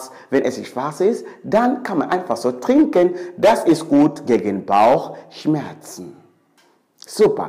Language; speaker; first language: German; non-native, fluent; Swahili